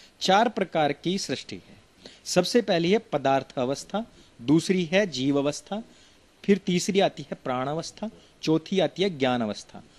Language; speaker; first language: Hindi; native; Hindi